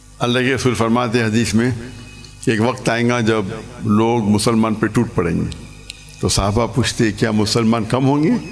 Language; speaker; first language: Urdu; non-native, local second language; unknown